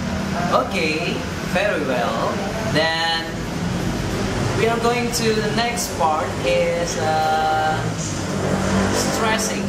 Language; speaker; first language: English; non-native, learner; Indonesian